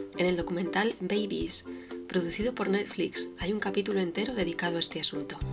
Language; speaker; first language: Spanish; native; Spanish